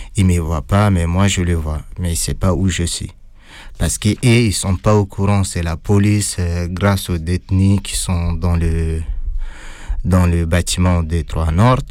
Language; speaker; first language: French; non-native, fluent; Arabic